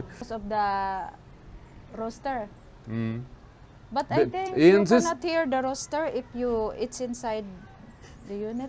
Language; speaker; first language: English; non-native, local second language; Cebuano